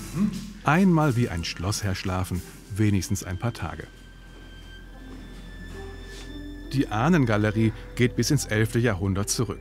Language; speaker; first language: German; native; German